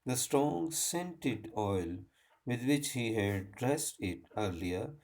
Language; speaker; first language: English; non-native, local second language; Hindi